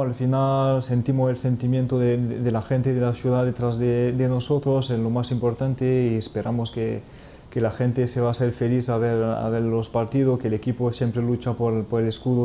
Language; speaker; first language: Spanish; non-native, fluent; French